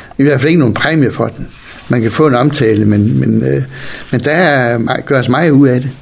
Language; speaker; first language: Danish; native; Danish